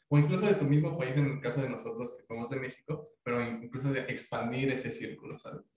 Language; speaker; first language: Spanish; native; Spanish